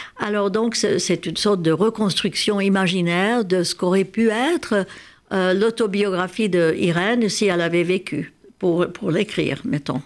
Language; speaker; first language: French; non-native, fluent; Hungarian